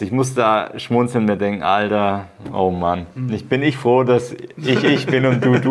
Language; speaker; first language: German; native; German